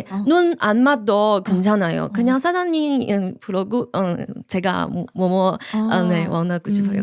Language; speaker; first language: Korean; non-native, learner; Chinese